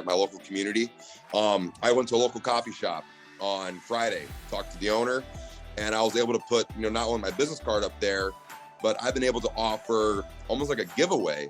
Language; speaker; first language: English; native; English